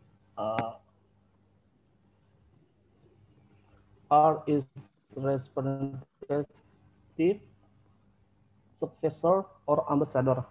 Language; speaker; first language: English; non-native, learner; Indonesian